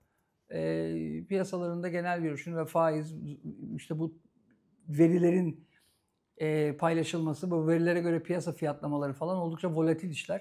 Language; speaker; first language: Turkish; native; Turkish